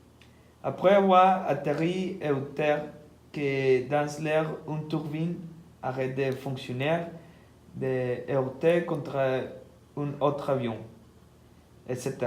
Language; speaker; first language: French; non-native, learner; Spanish